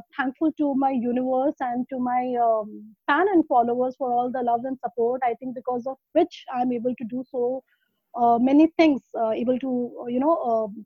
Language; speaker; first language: English; non-native, local second language; Hindi